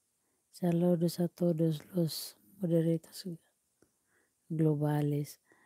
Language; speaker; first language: Spanish; non-native, learner; Filipino